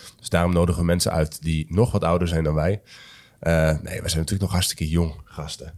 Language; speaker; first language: Dutch; native; Dutch